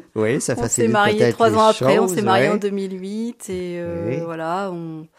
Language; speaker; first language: French; native; French